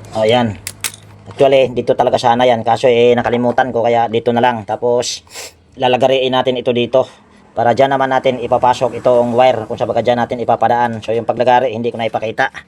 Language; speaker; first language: Filipino; non-native, local second language; Cebuano